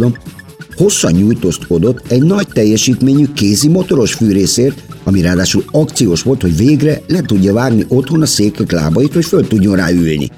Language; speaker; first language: Hungarian; native; Hungarian